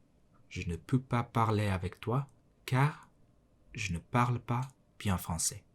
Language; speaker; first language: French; non-native, learner; Mongolian